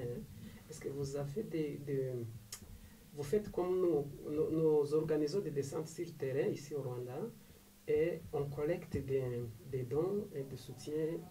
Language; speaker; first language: French; non-native, local second language; Kinyarwanda